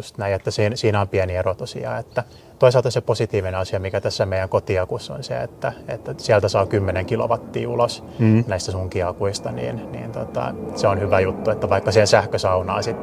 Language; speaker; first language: Finnish; native; Finnish